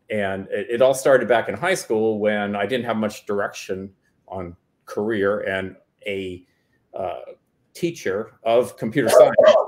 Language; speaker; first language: English; native; English